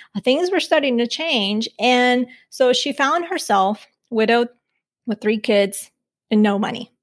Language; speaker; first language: English; early bilingual, other home language; Spanish